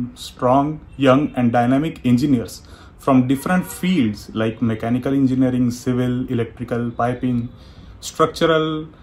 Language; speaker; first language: English; non-native, local second language; Marathi